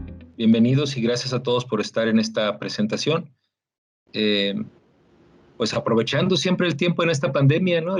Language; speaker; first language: Spanish; native; Spanish